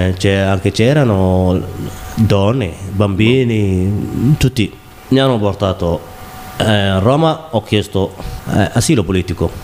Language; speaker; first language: Italian; non-native, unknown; Somali